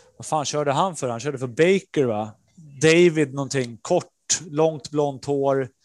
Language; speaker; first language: Swedish; early bilingual, other home language; Spanish